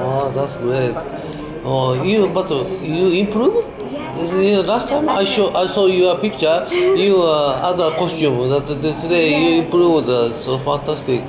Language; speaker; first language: English; non-native, learner; Japanese